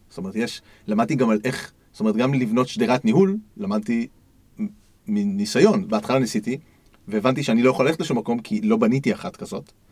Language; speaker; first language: Hebrew; native; Hebrew